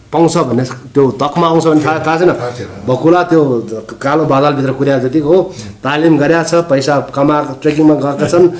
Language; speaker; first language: Nepali; non-native, local second language; Sherpa